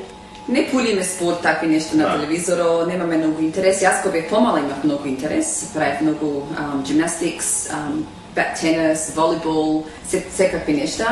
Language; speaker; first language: Macedonian; early bilingual, heritage; Macedonian